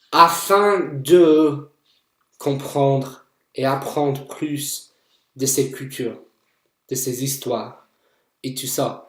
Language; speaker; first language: French; non-native, fluent; English